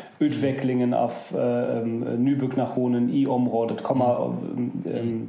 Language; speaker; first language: Swedish; non-native, fluent; German